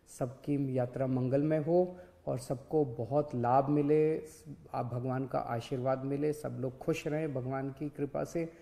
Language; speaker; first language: Hindi; native; Hindi